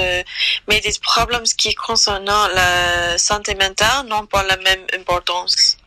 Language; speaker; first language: French; non-native, learner; English